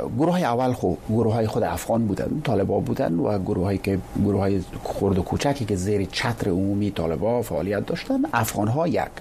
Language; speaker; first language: Persian; native; Persian